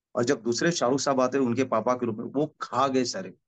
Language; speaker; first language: Hindi; non-native, local second language; Marathi